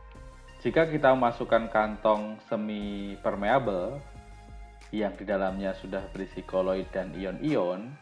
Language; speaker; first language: Indonesian; native; Indonesian